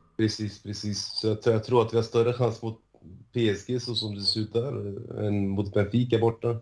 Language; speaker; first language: Swedish; early bilingual, other home language; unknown